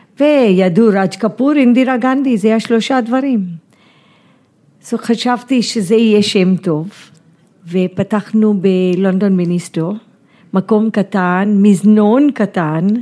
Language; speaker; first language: Hebrew; non-native, fluent; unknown